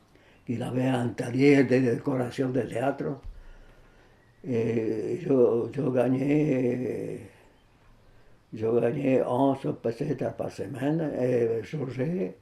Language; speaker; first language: French; non-native, fluent; Spanish